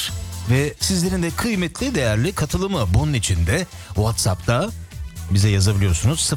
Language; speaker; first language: Turkish; native; Turkish